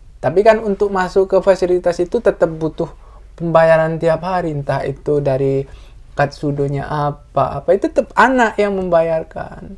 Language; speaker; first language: Indonesian; non-native, local second language; Madurese